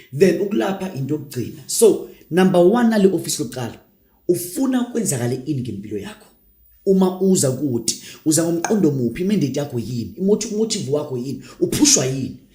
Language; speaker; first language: Zulu; non-native, local second language; Northern Sotho